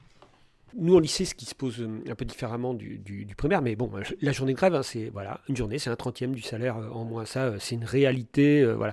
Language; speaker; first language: French; native; French